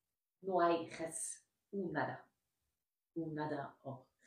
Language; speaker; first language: Spanish; non-native, learner; French